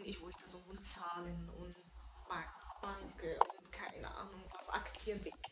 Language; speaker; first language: German; non-native, fluent; Arabic